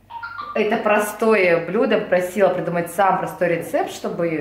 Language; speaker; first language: Russian; native; Russian